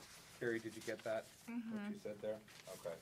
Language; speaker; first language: English; native; English